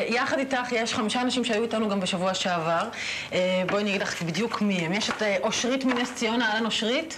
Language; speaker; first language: Hebrew; native; Hebrew